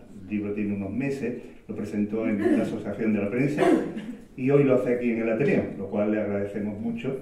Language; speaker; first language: Spanish; native; Spanish